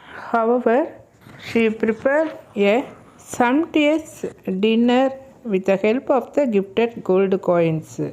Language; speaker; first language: English; non-native, local second language; Tamil